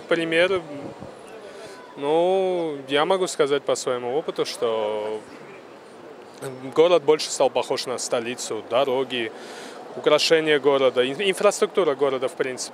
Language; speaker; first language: Russian; non-native, fluent; Georgian